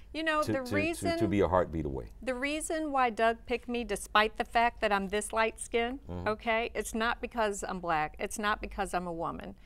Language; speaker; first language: English; native; English